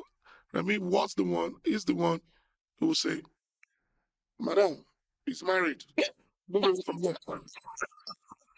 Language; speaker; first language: English; non-native, local second language; Yoruba